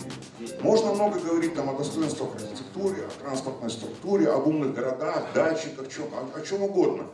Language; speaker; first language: Russian; native; Russian